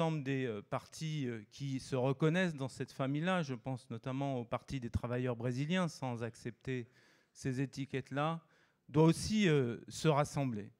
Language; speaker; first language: French; native; French